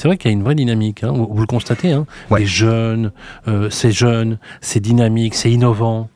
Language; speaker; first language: French; native; French